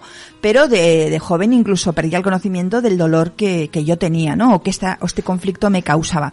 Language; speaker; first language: Spanish; native; Spanish